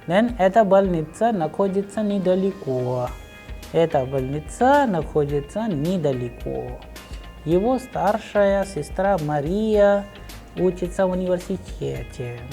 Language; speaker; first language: Russian; non-native, fluent; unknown